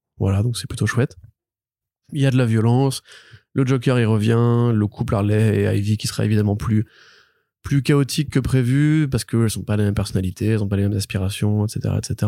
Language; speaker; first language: French; native; French